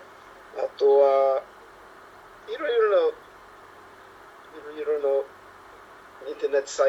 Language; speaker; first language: Japanese; non-native, learner; English